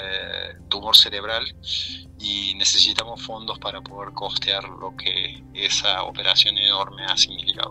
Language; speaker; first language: Spanish; native; Spanish